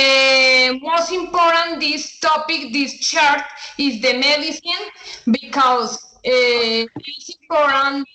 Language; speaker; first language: English; non-native, learner; Spanish